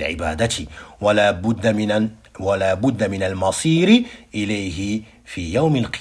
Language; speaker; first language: Arabic; non-native, fluent; French